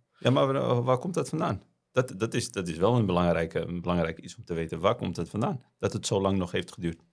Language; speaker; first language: Dutch; non-native, fluent; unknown